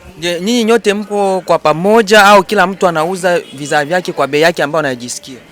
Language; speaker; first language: Swahili; native; Swahili